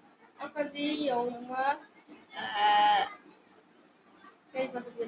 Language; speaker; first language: Arabic; non-native, learner; Urdu